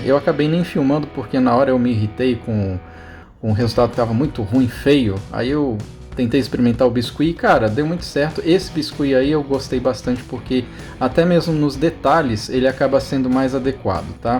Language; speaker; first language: Portuguese; native; Portuguese